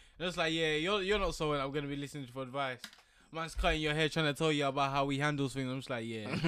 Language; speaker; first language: English; early bilingual, other home language; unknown